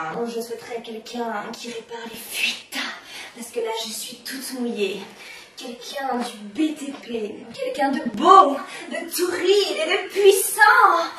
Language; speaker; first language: French; native; French